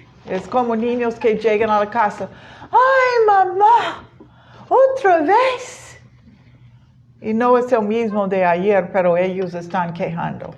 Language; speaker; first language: Spanish; non-native, learner; English